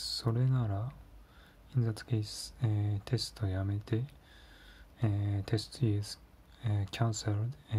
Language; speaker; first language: Japanese; non-native, learner; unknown